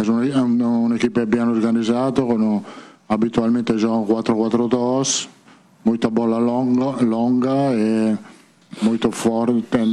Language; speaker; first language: Portuguese; non-native, fluent; Italian